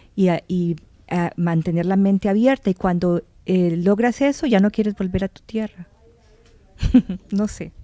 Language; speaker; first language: Spanish; native; Spanish